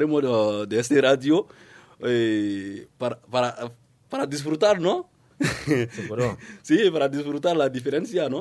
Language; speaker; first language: Spanish; non-native, learner; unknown